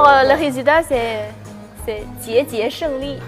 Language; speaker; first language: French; non-native, fluent; Chinese